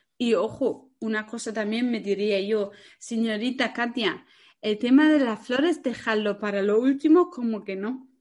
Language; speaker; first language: Spanish; non-native, fluent; German